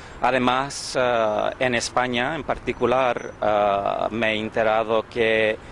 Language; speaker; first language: Spanish; early bilingual, heritage; English